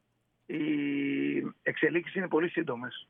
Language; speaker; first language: Greek; native; Greek